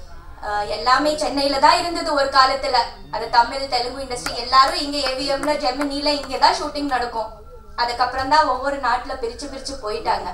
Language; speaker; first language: Tamil; non-native, local second language; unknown